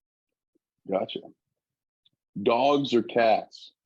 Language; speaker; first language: English; native; English